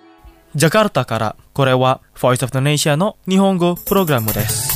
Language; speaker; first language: Japanese; non-native, fluent; Indonesian